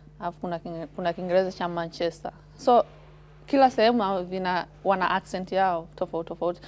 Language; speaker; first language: Swahili; native; Swahili